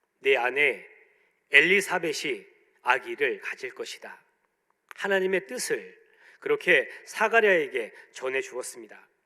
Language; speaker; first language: Korean; native; Korean